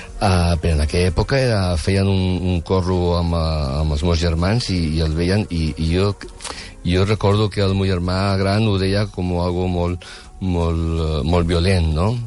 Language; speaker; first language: Catalan; early bilingual, other home language; Chinese